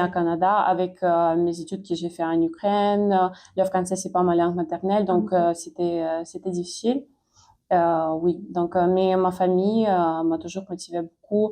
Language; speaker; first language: French; non-native, fluent; Ukrainian